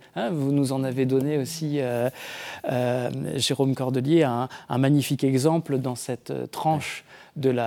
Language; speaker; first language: French; native; French